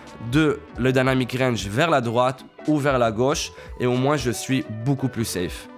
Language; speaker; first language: French; native; French